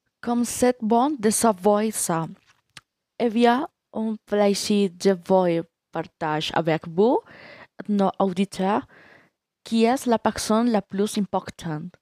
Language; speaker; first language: French; non-native, learner; Spanish